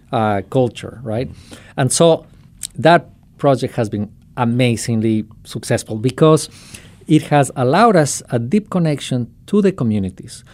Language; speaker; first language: English; non-native, fluent; Spanish